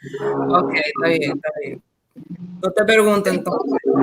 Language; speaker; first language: Spanish; early bilingual, heritage; Spanish